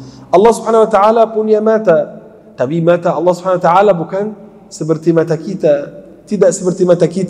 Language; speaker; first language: Indonesian; non-native, fluent; Arabic